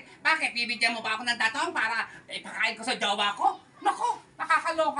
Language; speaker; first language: Filipino; native; Filipino